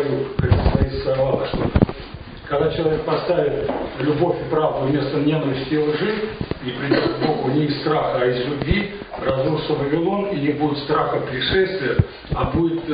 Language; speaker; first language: Russian; native; Russian